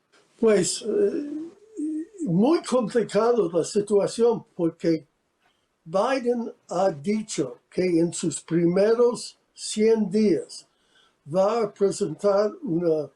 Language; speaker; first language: Spanish; non-native, fluent; English